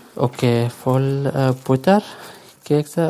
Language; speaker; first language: German; non-native, learner; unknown